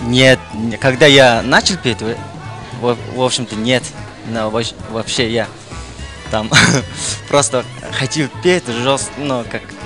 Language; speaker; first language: Russian; non-native, local second language; Buriat